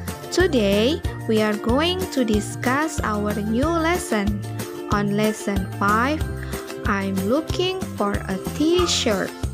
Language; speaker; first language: English; non-native, fluent; Indonesian